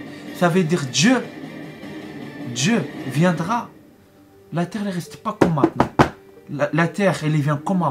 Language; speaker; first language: French; non-native, learner; Arabic